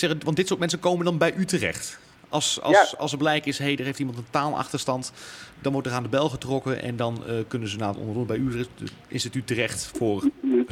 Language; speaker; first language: Dutch; native; Dutch